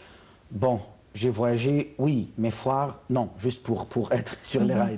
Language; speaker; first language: French; non-native, fluent; Arabic